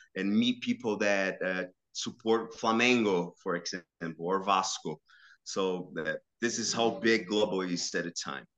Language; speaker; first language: English; non-native, fluent; Portuguese